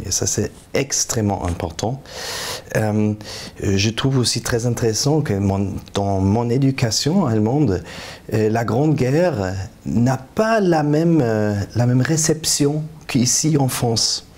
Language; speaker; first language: French; non-native, fluent; German